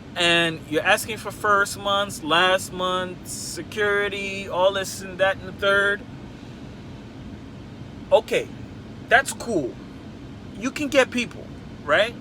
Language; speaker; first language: English; native; English